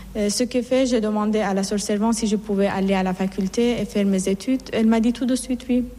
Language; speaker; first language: French; non-native, learner; Persian